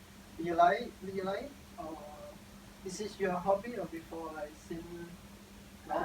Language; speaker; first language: English; non-native, learner; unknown